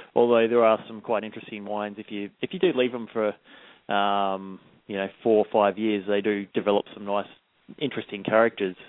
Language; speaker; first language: English; native; English